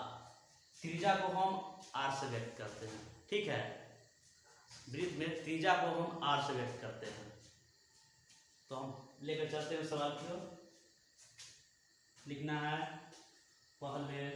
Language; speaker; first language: Hindi; native; Hindi